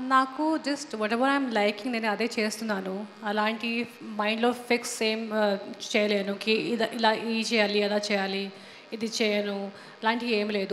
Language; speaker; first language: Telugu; non-native, fluent; Hindi